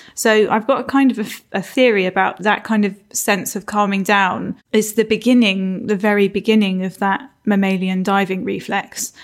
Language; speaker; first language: English; native; English